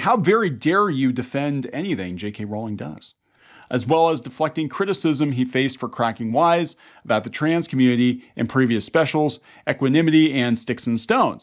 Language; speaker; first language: English; native; English